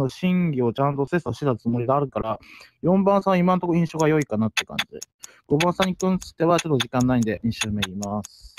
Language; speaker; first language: Japanese; native; Japanese